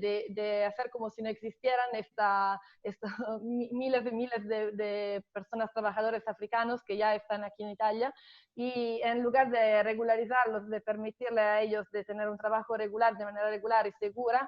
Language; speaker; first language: Spanish; non-native, fluent; Italian